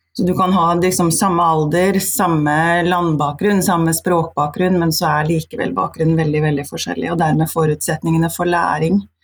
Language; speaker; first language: Norwegian; native; Norwegian